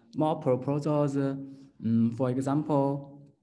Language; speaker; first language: English; non-native, learner; Chinese